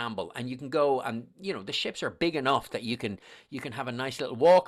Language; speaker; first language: English; native; English